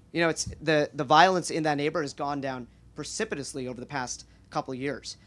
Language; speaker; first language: English; native; English